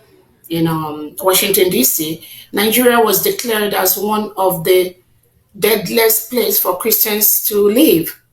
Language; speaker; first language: English; non-native, local second language; Igbo